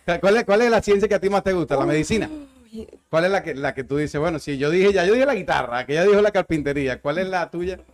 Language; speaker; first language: Spanish; native; Spanish